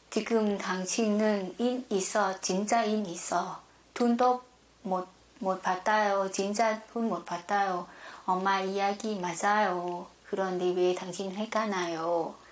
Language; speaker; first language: Korean; non-native, learner; Thai